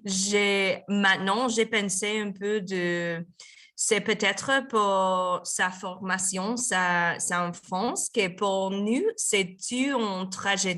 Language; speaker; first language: French; non-native, learner; Spanish